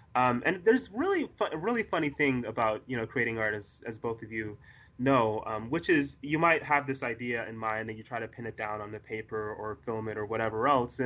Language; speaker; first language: English; native; English